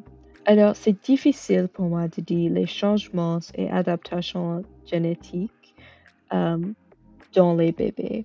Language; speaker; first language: French; non-native, learner; English